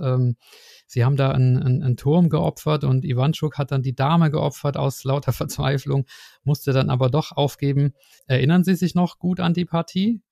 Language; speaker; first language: German; native; German